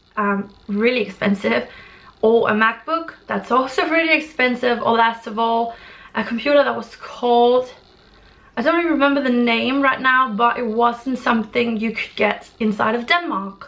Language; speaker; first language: English; non-native, fluent; Danish